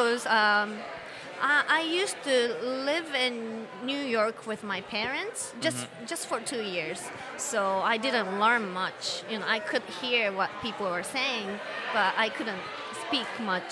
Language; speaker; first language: English; non-native, fluent; Japanese